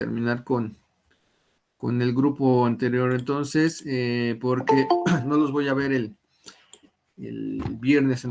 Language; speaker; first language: Spanish; native; Spanish